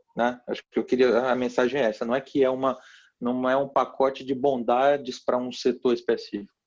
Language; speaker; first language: Portuguese; native; Portuguese